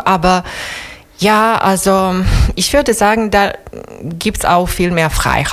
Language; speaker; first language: German; non-native, fluent; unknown